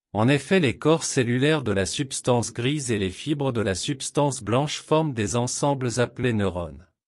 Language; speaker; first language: French; non-native, local second language; Wolof